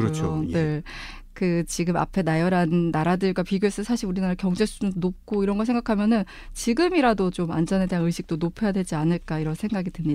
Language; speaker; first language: Korean; native; Korean